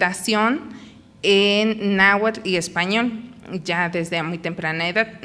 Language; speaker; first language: Spanish; non-native, local second language; Nahuatl languages